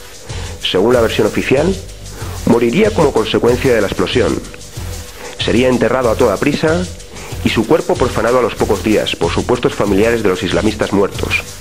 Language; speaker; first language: Spanish; native; Spanish